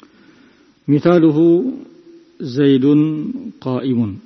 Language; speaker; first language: Arabic; non-native, fluent; Indonesian